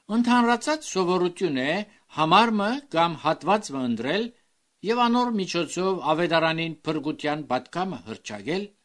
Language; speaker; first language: Armenian; early bilingual, heritage; Armenian